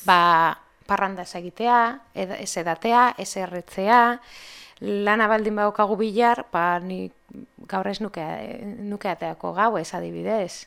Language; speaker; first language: Basque; non-native, local second language; Spanish